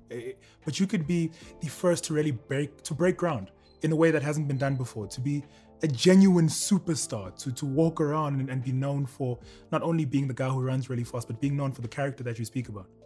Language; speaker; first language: English; native; English